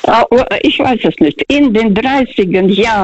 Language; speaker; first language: German; early bilingual, heritage; German